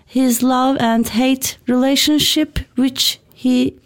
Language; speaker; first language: English; non-native, fluent; Turkish